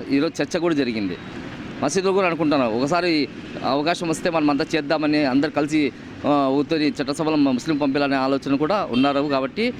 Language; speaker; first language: Telugu; non-native, local second language; Urdu